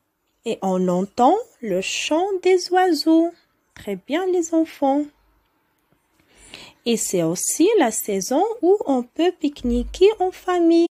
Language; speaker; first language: French; non-native, local second language; Arabic